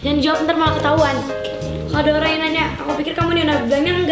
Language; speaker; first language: Indonesian; native; Indonesian